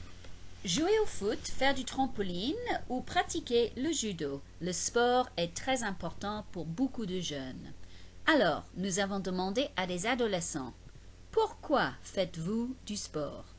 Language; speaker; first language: French; non-native, fluent; English